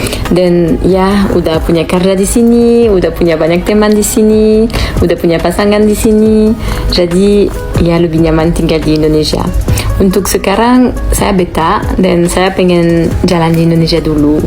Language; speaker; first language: Indonesian; non-native, fluent; French